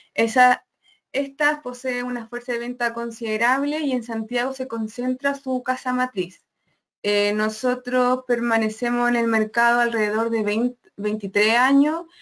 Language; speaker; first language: Spanish; native; Spanish